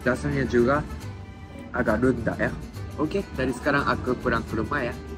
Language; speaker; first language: Indonesian; non-native, fluent; Japanese